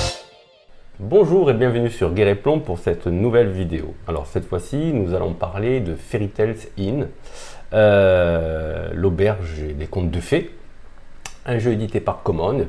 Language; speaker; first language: French; native; French